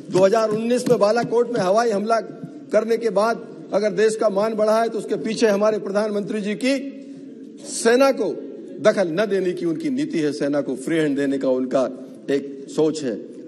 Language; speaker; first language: Hindi; native; Hindi